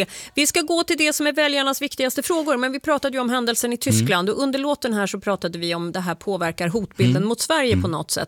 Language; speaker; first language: Swedish; native; Swedish